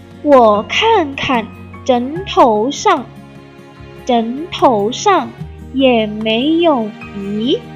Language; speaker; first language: Chinese; non-native, fluent; Indonesian